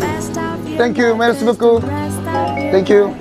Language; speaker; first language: English; non-native, learner; Korean